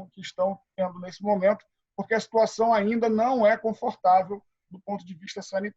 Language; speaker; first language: Portuguese; native; Portuguese